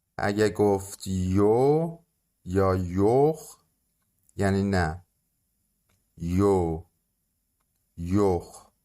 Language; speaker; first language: Persian; non-native, local second language; Azerbaijani